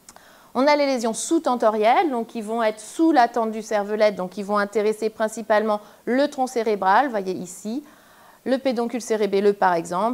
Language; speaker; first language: French; native; French